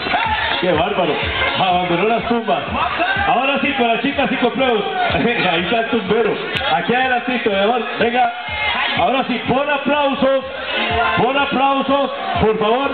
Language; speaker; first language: Spanish; native; Spanish